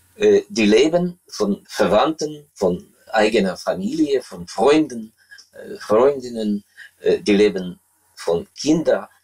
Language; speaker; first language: German; non-native, fluent; Ukrainian